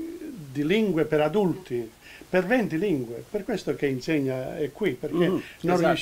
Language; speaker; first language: Italian; early bilingual, heritage; Italian